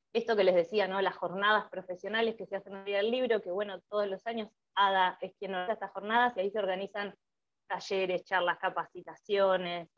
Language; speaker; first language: Spanish; native; Spanish